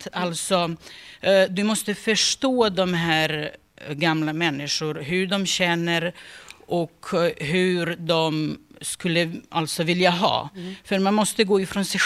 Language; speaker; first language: Swedish; non-native, fluent; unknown